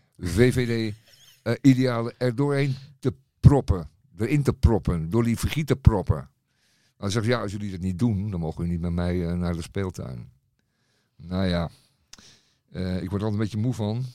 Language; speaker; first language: Dutch; native; Dutch